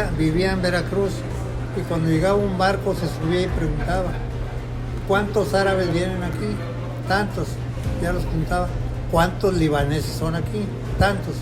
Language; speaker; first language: Spanish; non-native, local second language; Arabic